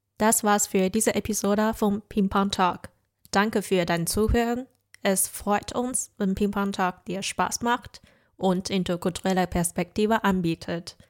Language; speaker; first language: German; non-native, fluent; Chinese